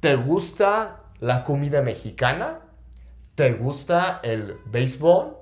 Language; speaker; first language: Spanish; non-native, fluent; English